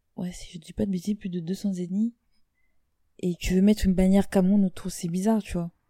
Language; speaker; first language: French; native; French